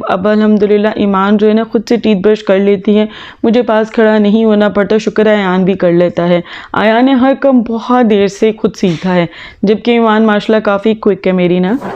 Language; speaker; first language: Urdu; native; Urdu